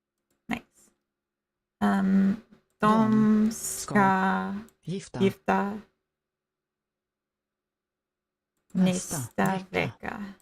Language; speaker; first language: Swedish; non-native, learner; English